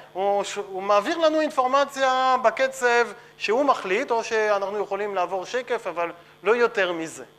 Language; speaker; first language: Hebrew; non-native, fluent; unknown